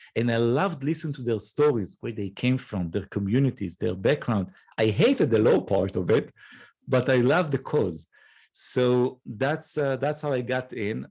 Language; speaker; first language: English; non-native, fluent; Hebrew